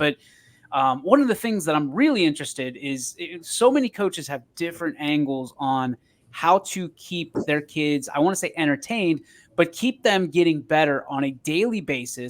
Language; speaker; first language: English; native; English